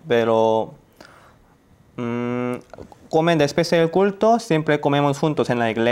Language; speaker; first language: Spanish; non-native, learner; Korean